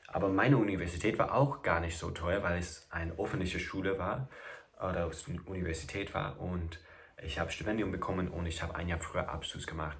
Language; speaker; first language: German; non-native, learner; English